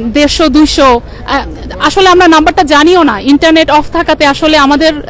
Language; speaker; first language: Bangla; native; Bangla